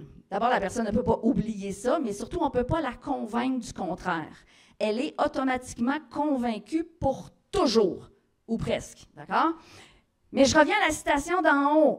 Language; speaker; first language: French; native; French